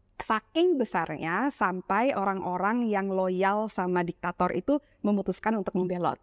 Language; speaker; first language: Indonesian; native; Indonesian